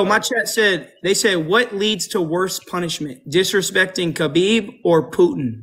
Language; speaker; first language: English; native; English